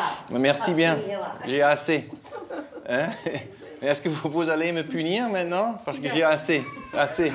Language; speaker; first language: French; non-native, learner; Dutch